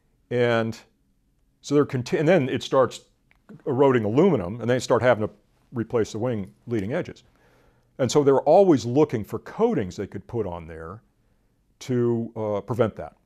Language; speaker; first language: English; native; English